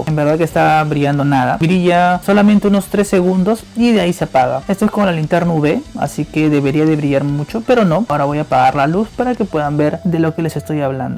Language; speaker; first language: Spanish; native; Spanish